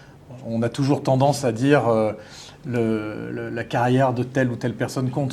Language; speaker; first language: French; native; French